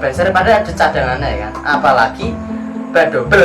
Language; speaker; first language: Indonesian; non-native, local second language; Javanese